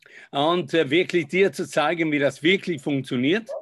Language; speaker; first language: German; non-native, fluent; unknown